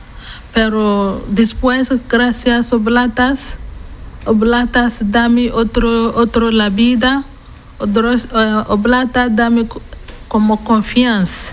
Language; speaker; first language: Spanish; non-native, learner; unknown